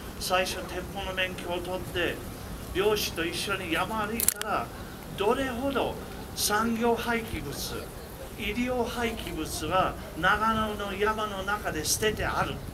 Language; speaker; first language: Japanese; non-native, fluent; English